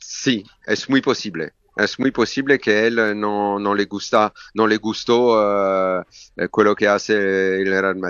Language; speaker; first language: Spanish; non-native, learner; French